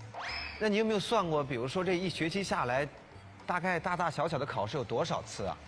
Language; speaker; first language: Chinese; native; Chinese